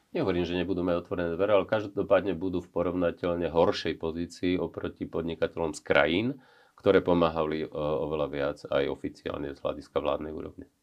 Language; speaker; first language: Slovak; native; Slovak